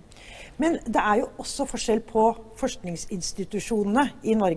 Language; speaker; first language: Norwegian; native; Norwegian